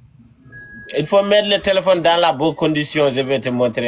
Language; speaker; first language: French; non-native, local second language; Bambara